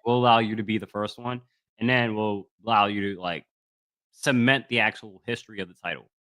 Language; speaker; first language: English; native; English